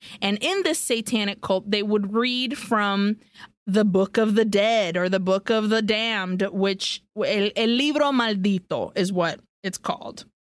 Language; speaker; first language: English; early bilingual, other home language; Spanish